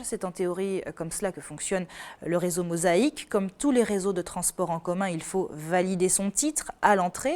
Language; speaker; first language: French; native; French